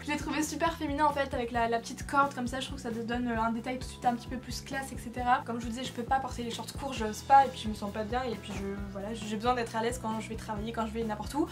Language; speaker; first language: French; native; French